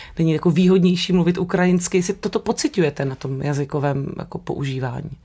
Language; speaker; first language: Czech; native; Czech